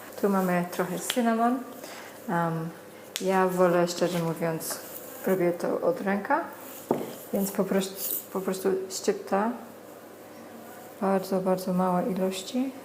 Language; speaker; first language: Polish; non-native, learner; English